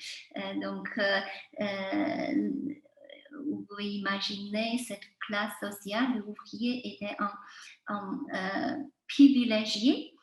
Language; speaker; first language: French; non-native, fluent; Chinese